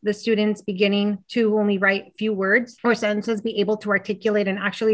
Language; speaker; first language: English; early bilingual, other home language; Spanish